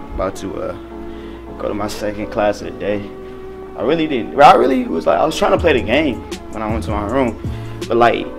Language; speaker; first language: English; native; English